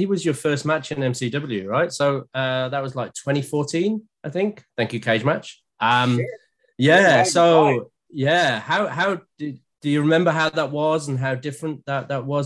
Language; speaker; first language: English; native; English